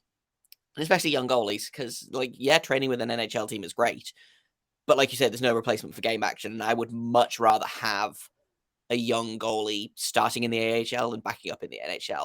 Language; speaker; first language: English; native; English